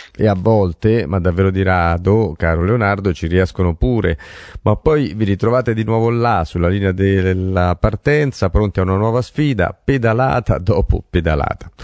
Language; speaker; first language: Italian; native; Italian